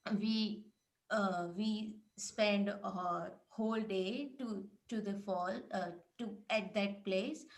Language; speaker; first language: English; non-native, learner; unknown